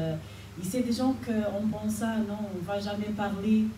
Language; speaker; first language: French; non-native, fluent; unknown